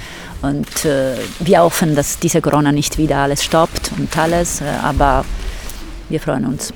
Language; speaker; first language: German; non-native, fluent; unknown